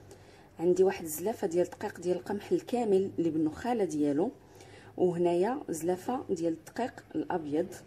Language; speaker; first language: Arabic; native; Arabic